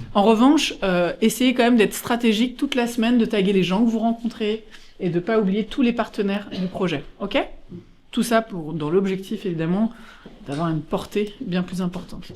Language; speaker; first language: French; native; French